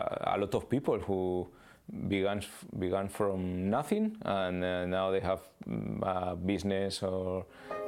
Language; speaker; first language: English; non-native, fluent; Spanish